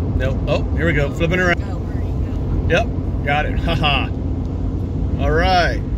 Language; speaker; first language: English; native; English